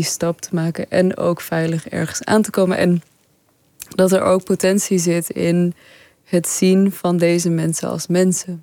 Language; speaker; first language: Dutch; early bilingual, other home language; Persian